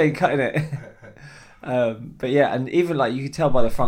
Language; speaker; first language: English; native; English